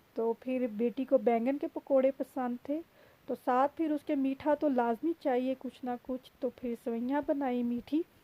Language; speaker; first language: Urdu; native; Urdu